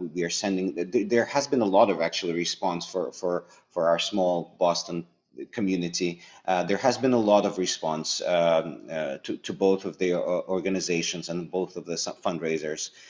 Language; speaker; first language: English; early bilingual, other home language; Russian